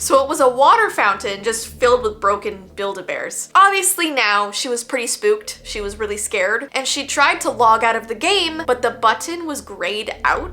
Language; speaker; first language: English; native; English